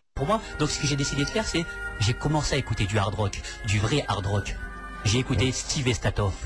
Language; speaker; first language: French; native; French